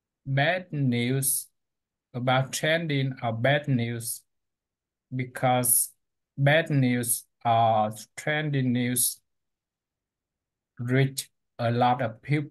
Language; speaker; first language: English; non-native, learner; Vietnamese